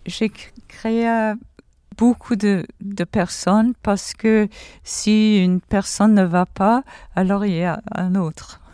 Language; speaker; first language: French; non-native, fluent; English